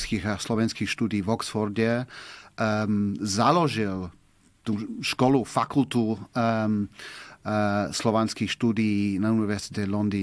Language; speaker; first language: Slovak; non-native, fluent; English